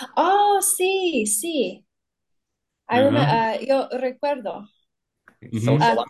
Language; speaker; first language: Spanish; non-native, fluent; Russian